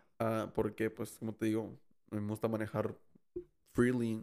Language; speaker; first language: Spanish; early bilingual, heritage; Spanish